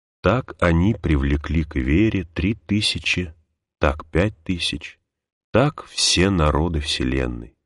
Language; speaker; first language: Russian; native; Russian